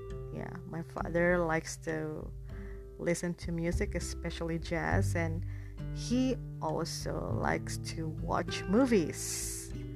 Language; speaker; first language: English; non-native, fluent; Indonesian